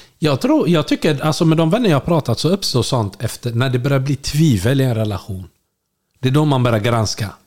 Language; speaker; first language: Swedish; early bilingual, other home language; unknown